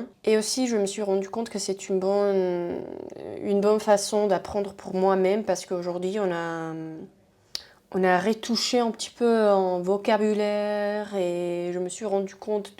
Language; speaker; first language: French; non-native, fluent; Spanish